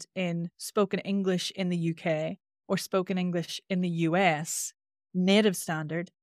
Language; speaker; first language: English; native; English